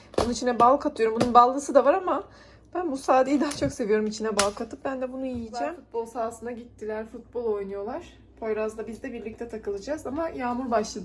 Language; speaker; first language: Turkish; early bilingual, other home language; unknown